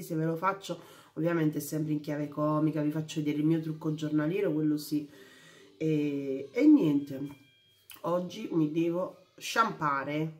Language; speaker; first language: Italian; native; Italian